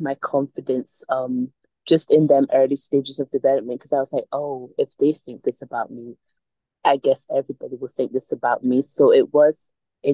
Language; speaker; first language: English; native; English